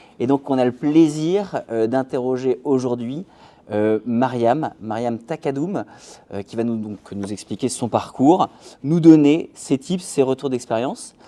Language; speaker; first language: French; native; French